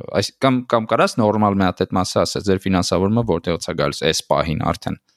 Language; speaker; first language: Armenian; native; Armenian